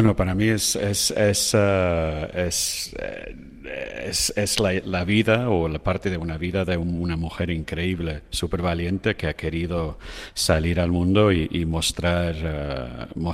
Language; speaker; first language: Spanish; non-native, fluent; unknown